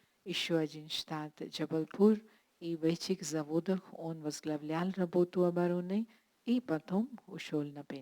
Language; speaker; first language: Russian; non-native, learner; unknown